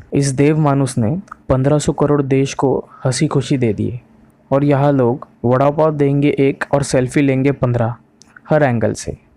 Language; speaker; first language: Hindi; non-native, local second language; Marathi